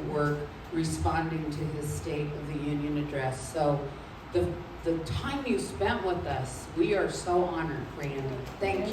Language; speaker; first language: English; native; English